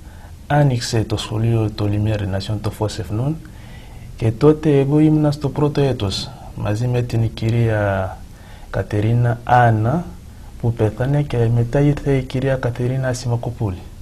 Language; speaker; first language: Greek; non-native, fluent; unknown